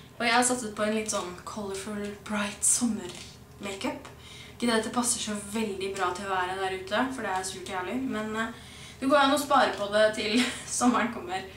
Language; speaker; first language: Norwegian; native; Norwegian